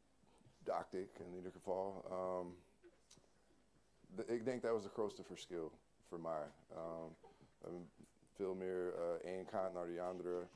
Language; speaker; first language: Dutch; non-native, learner; English